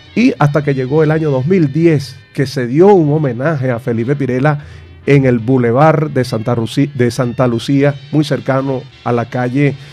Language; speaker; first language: Spanish; native; Spanish